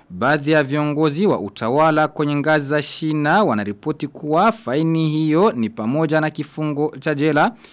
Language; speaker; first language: Swahili; non-native, local second language; Rundi